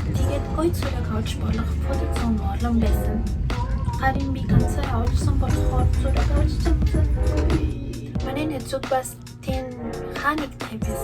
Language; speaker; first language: Mongolian; early bilingual, heritage; Mongolian